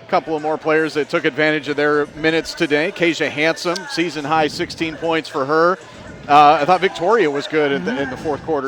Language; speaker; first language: English; native; English